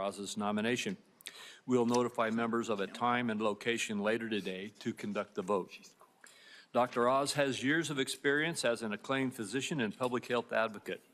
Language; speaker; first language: English; native; English